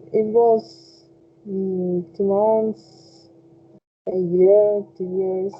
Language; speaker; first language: English; non-native, fluent; Spanish